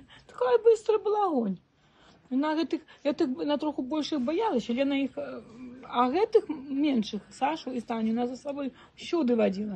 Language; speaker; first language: Russian; non-native, local second language; Belarusian